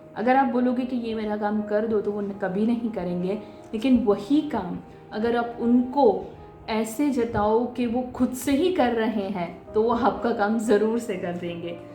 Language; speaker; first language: Hindi; non-native, local second language; Gujarati